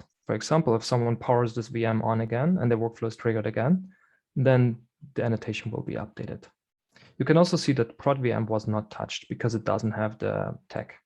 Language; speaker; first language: English; non-native, fluent; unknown